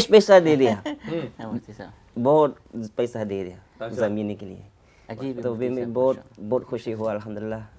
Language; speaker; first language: Hindi; non-native, fluent; Khmer